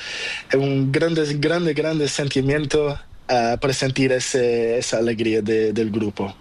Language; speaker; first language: Spanish; non-native, learner; Portuguese